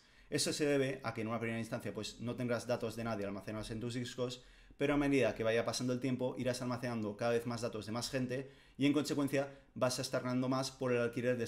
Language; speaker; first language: Spanish; native; Spanish